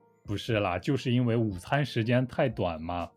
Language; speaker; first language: Chinese; native; Chinese